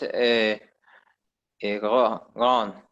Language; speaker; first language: French; non-native, learner; Spanish